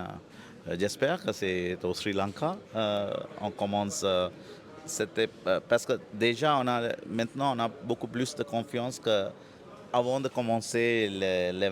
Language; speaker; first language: French; non-native, fluent; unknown